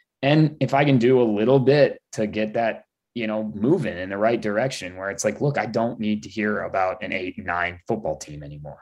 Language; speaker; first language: English; native; English